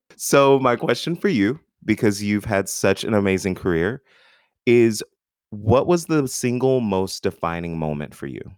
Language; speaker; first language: English; native; English